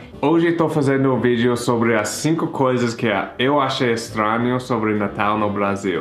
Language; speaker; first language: Portuguese; non-native, fluent; English